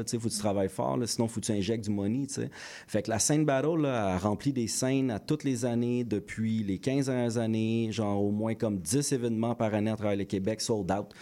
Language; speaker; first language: French; native; French